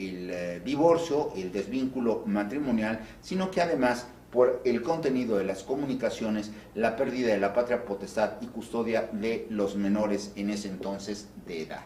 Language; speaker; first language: Spanish; native; Spanish